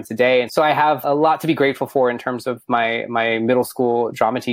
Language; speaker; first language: English; native; English